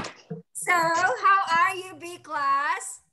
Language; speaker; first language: English; non-native, fluent; Indonesian